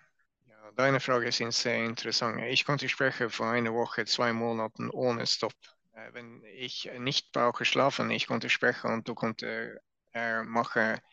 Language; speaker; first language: German; non-native, learner; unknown